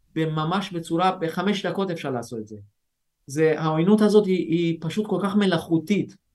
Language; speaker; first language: Hebrew; early bilingual, other home language; Persian